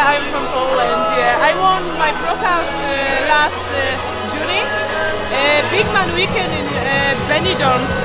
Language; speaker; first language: English; non-native, fluent; Polish